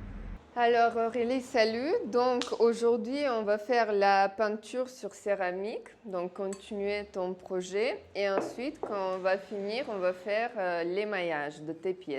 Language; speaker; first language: French; non-native, fluent; Russian